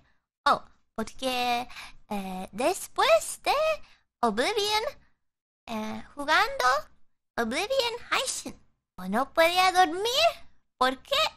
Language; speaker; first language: Spanish; non-native, learner; English